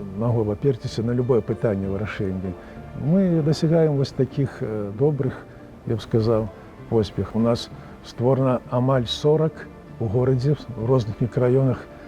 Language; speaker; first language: Belarusian; native; Belarusian